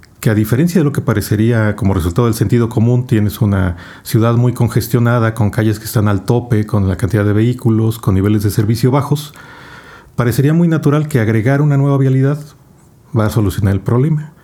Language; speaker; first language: Spanish; native; Spanish